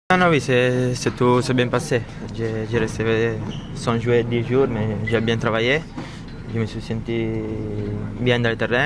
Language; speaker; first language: French; non-native, fluent; Italian